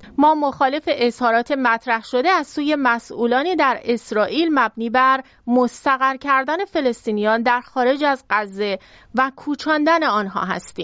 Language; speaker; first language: Persian; native; Persian